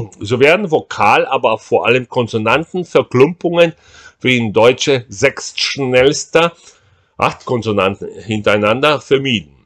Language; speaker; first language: German; non-native, fluent; Portuguese